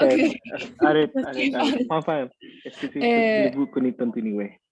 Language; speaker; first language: French; non-native, learner; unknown